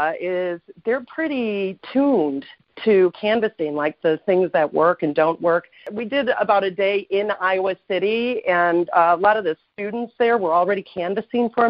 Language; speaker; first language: English; native; English